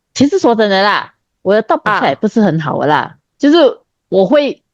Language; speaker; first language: Chinese; native; Chinese